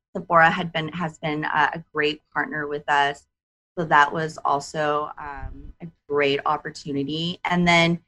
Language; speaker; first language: English; non-native, fluent; Japanese